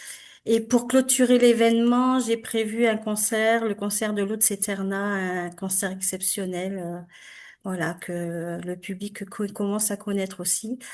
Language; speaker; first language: French; native; French